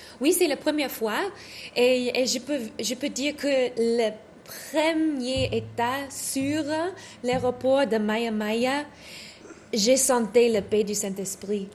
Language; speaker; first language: French; non-native, learner; English